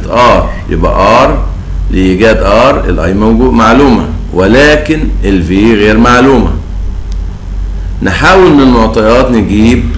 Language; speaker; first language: Arabic; native; Arabic